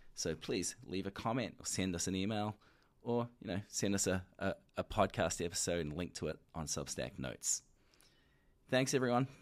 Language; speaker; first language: English; native; English